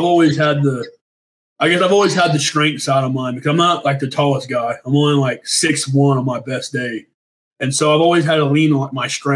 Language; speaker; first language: English; native; English